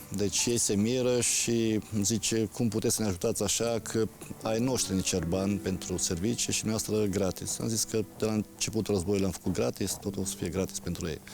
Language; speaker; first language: Romanian; non-native, local second language; Ukrainian